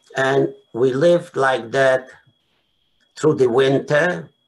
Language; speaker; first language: English; non-native, fluent; Polish